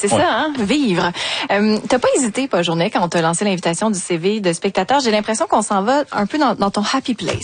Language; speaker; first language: French; native; French